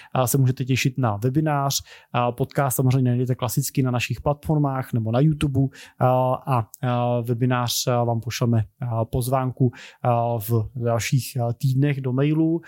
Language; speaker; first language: Czech; native; Czech